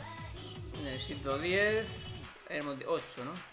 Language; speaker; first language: Spanish; native; Spanish